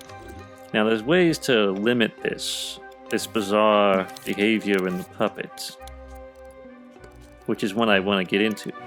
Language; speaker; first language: English; native; English